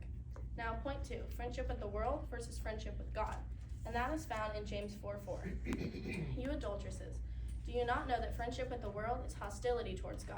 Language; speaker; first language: English; native; English